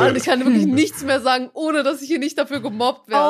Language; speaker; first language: German; native; German